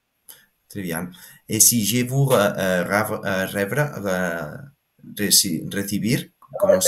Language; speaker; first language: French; non-native, learner; Spanish